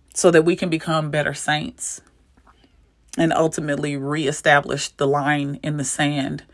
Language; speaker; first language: English; native; English